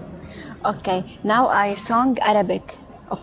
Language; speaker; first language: English; non-native, learner; Arabic